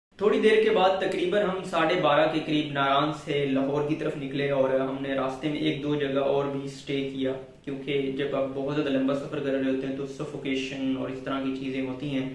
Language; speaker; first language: Urdu; non-native, local second language; Punjabi